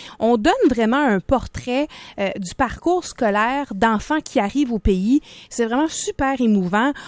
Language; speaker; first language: French; native; French